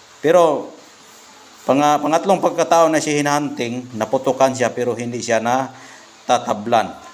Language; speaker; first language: Filipino; non-native, local second language; Cebuano